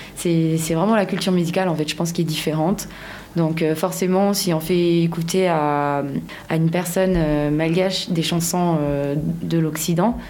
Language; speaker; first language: French; non-native, local second language; Malagasy